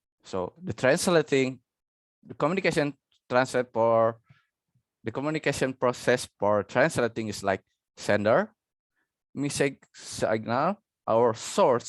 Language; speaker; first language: English; non-native, learner; Indonesian